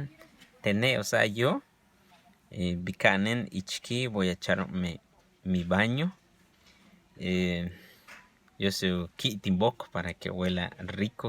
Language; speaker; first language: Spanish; non-native, local second language; Yucateco